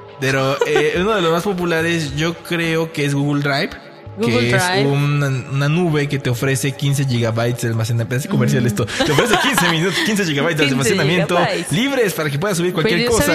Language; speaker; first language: Spanish; native; Spanish